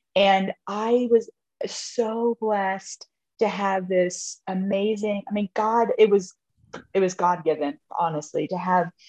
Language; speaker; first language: English; native; English